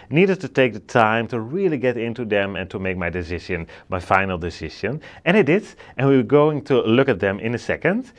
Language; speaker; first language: English; non-native, fluent; Dutch